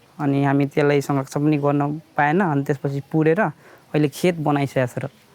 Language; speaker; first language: Nepali; non-native, local second language; Bhojpuri